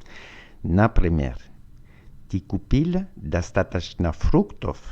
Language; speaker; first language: Russian; non-native, learner; French